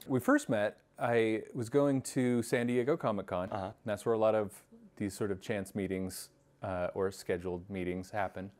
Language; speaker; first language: English; native; English